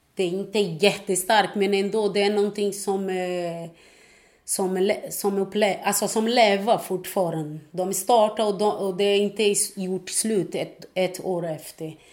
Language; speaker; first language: Swedish; non-native, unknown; Portuguese